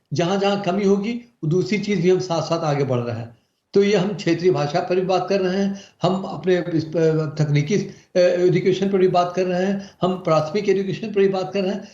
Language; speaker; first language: Hindi; native; Hindi